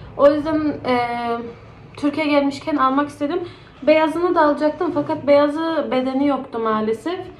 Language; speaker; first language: Turkish; early bilingual, heritage; Turkish